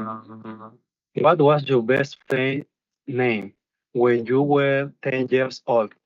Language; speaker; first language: English; non-native, learner; Spanish